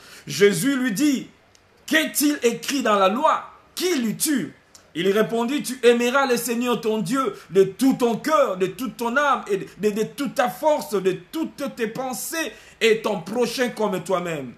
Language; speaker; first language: French; non-native, local second language; Lingala